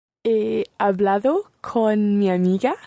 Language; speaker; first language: Spanish; non-native, learner; English